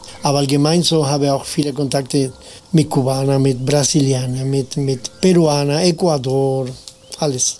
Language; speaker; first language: German; non-native, fluent; Spanish